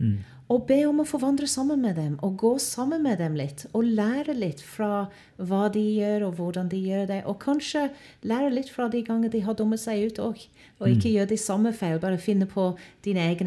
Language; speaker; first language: Norwegian; non-native, fluent; English